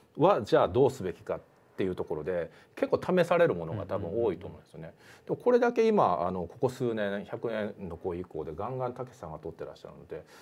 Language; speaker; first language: Japanese; native; Japanese